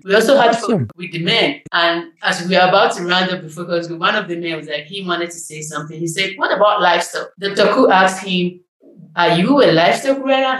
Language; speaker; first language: English; non-native, local second language; Igbo